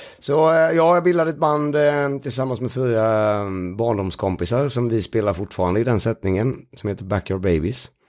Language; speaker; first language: Swedish; native; Swedish